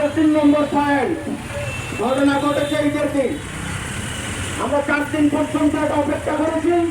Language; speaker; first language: Bangla; native; Bangla